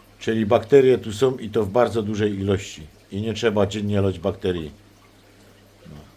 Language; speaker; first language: Polish; native; Polish